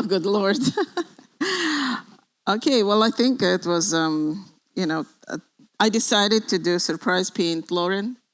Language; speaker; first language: English; non-native, fluent; Russian